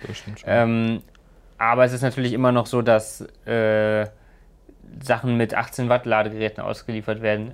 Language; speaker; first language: German; native; German